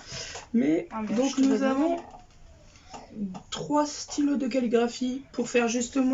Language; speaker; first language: French; native; French